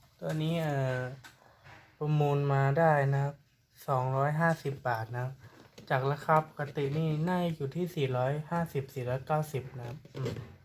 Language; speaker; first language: Thai; native; Thai